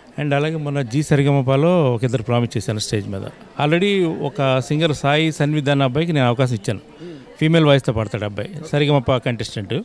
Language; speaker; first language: Telugu; native; Telugu